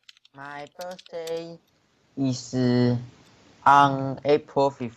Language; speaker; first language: English; non-native, learner; Chinese